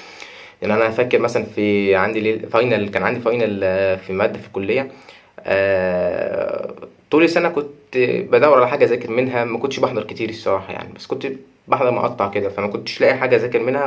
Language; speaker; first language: Arabic; native; Arabic